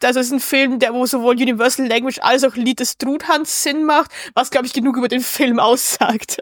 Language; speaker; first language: German; native; German